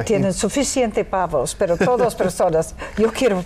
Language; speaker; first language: Spanish; non-native, learner; English